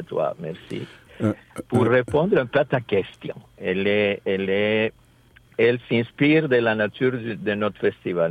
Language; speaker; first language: French; non-native, fluent; Spanish